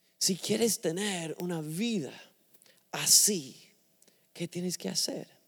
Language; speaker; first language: Spanish; non-native, fluent; English